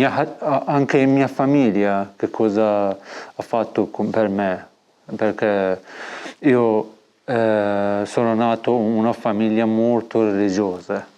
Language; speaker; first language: Italian; non-native, learner; Persian